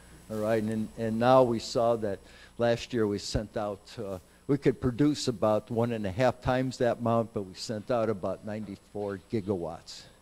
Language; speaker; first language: English; native; English